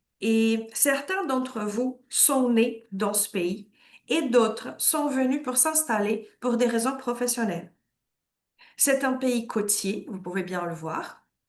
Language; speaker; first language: French; non-native, fluent; Portuguese